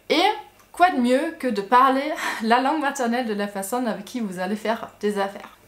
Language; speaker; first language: French; non-native, fluent; German